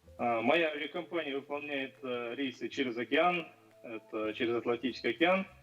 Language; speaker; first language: Russian; non-native, local second language; Yakut